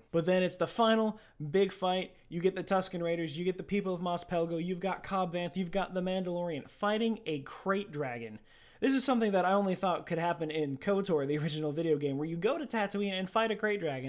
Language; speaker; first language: English; native; English